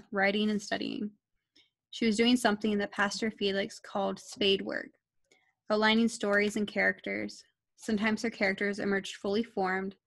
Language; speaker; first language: English; native; English